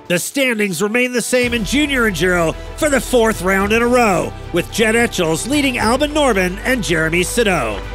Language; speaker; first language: English; non-native, fluent; Portuguese